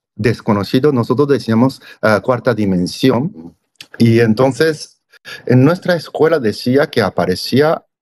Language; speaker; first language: Spanish; non-native, fluent; Japanese